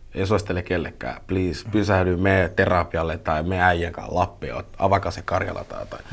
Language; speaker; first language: Finnish; early bilingual, other home language; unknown